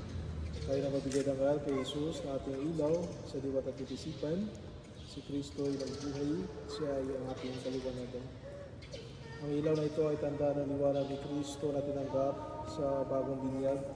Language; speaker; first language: Filipino; native; Filipino